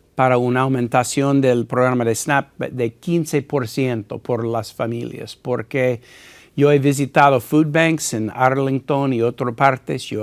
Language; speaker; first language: Spanish; non-native, fluent; English